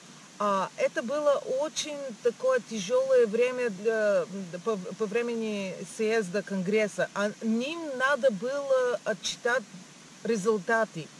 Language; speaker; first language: Russian; non-native, learner; Bulgarian